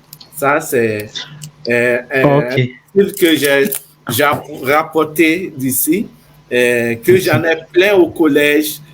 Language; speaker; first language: French; non-native, fluent; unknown